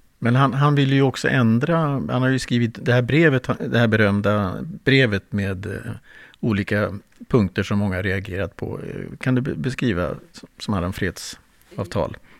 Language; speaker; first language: Swedish; native; Swedish